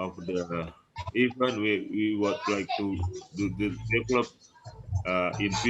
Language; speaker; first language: English; non-native, learner; Indonesian